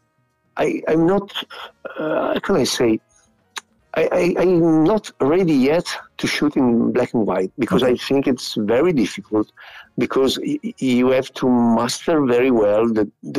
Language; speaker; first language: English; non-native, fluent; Italian